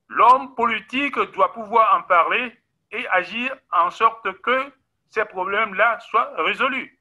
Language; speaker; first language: French; non-native, local second language; Ewe